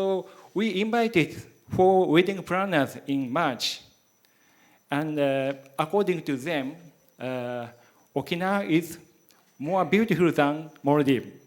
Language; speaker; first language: English; non-native, learner; Japanese